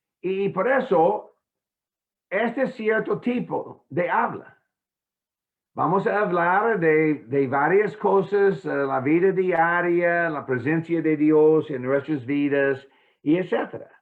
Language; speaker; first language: Spanish; non-native, fluent; English